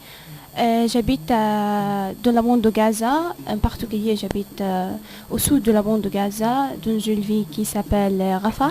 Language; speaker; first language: French; non-native, fluent; Arabic